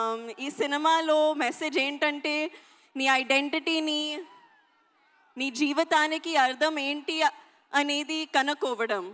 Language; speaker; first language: Telugu; non-native, learner; Hindi